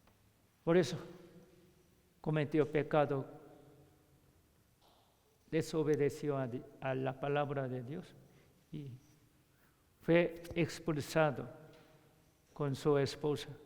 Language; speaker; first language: Spanish; non-native, learner; Korean